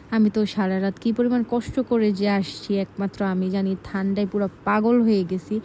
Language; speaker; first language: Bangla; native; Bangla